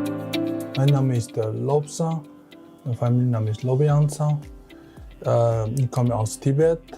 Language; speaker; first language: German; non-native, learner; Tibetan